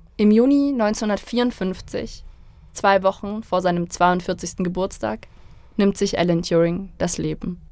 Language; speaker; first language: German; native; German